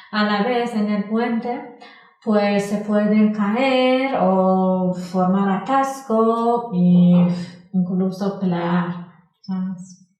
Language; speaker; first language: Spanish; non-native, learner; Persian